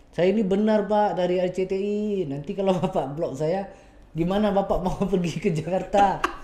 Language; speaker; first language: Malay; early bilingual, other home language; Minangkabau